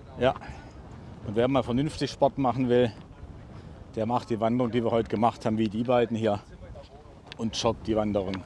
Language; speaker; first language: German; native; German